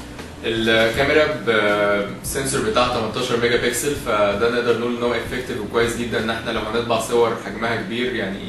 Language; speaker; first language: Arabic; native; Arabic